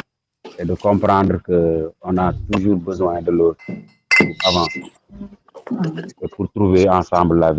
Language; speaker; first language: French; non-native, local second language; Wolof